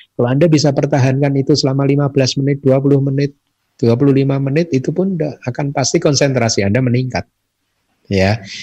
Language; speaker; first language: Indonesian; native; Indonesian